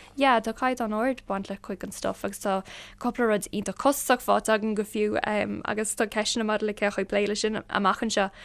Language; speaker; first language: Irish; non-native, local second language; English